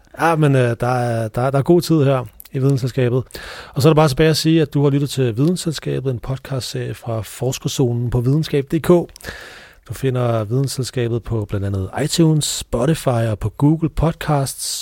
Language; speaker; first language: Danish; native; Danish